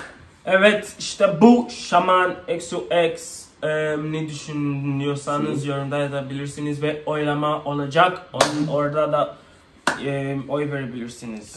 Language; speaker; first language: Turkish; non-native, learner; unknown